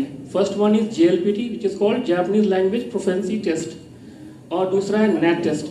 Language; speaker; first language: Hindi; native; Hindi